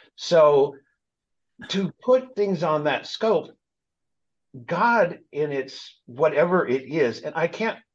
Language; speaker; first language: English; native; English